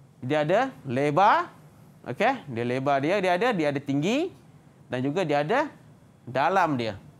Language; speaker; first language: Malay; native; Malay